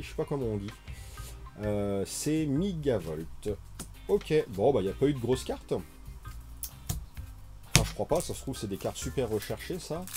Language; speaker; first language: French; native; French